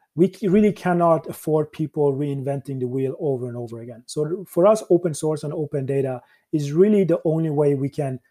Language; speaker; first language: English; early bilingual, other home language; Persian